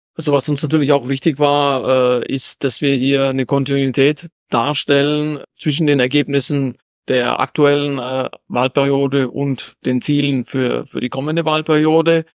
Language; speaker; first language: German; native; German